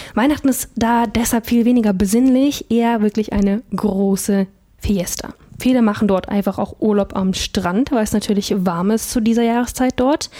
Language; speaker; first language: German; early bilingual, other home language; Russian